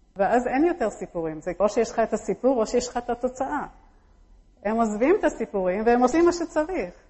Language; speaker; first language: Hebrew; early bilingual, other home language; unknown